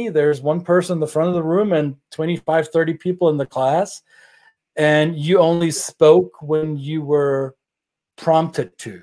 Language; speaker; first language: English; non-native, fluent; German